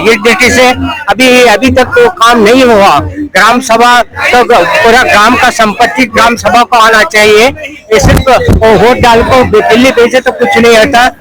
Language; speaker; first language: Hindi; non-native, local second language; Kannada